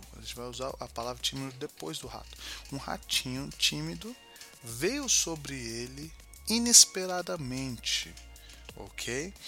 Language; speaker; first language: Portuguese; non-native, fluent; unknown